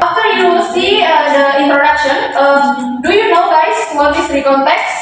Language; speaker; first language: English; non-native, learner; Indonesian